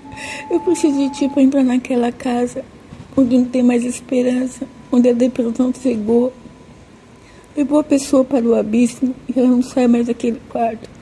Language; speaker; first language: Portuguese; native; Portuguese